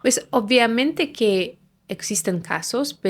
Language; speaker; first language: Spanish; non-native, fluent; Russian